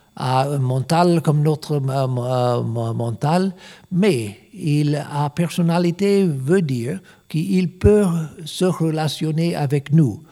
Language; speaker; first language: French; non-native, learner; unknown